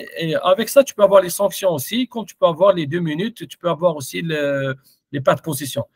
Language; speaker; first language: French; non-native, local second language; Arabic